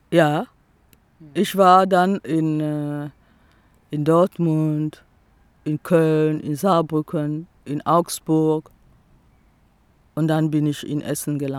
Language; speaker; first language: German; non-native, fluent; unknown